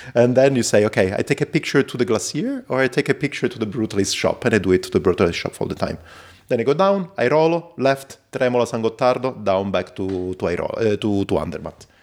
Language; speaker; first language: English; non-native, fluent; Italian